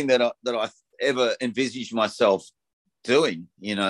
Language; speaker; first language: English; native; English